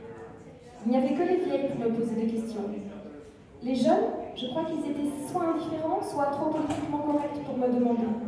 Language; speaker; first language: French; non-native, local second language; Kinyarwanda